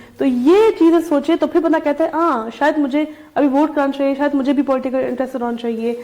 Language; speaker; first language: Urdu; early bilingual, heritage; Urdu